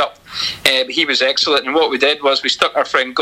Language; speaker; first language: English; native; English